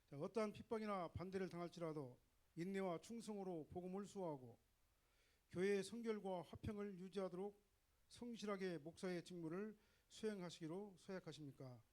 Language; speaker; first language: Korean; native; Korean